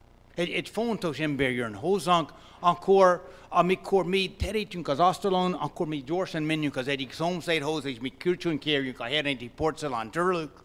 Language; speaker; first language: Hungarian; non-native, fluent; English